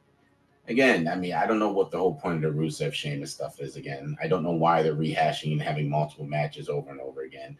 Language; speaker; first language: English; native; English